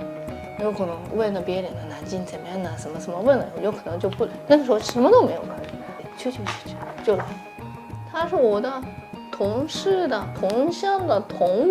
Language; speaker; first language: Chinese; non-native, learner; Japanese